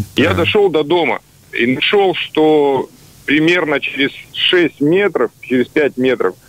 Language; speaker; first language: Russian; native; Russian